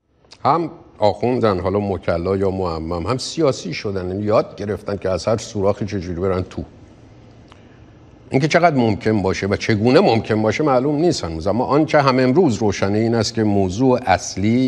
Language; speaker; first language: Persian; native; Persian